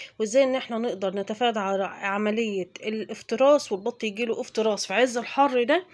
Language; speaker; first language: Arabic; native; Arabic